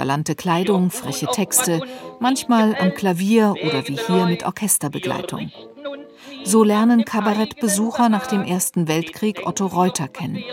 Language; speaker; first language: German; native; German